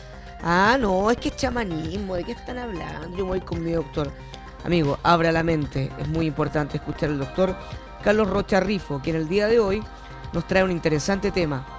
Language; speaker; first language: Spanish; native; Spanish